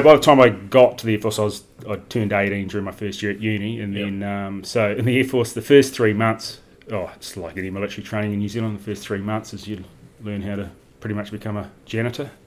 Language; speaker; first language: English; native; English